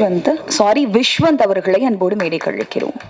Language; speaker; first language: Tamil; native; Tamil